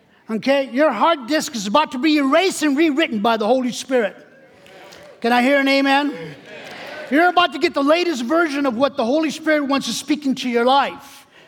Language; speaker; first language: English; early bilingual, other home language; Spanish